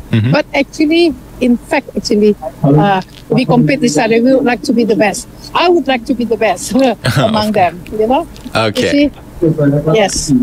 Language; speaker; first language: English; non-native, learner; Indonesian